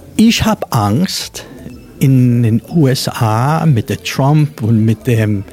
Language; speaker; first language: German; non-native, learner; English